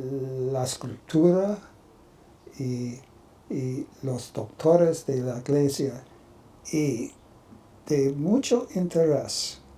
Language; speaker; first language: Spanish; non-native, learner; English